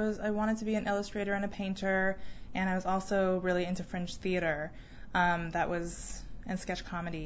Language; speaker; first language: English; native; English